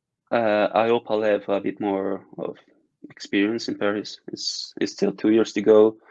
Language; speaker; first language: English; non-native, fluent; Italian